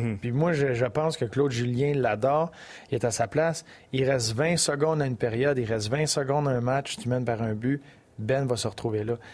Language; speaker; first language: French; native; French